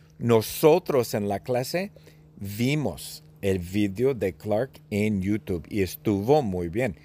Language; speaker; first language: Spanish; non-native, fluent; English